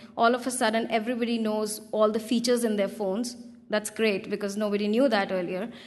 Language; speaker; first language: English; non-native, local second language; Hindi